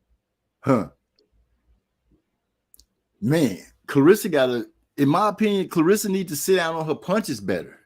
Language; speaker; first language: English; native; English